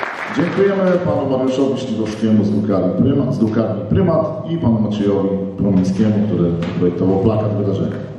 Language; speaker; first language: Polish; native; Polish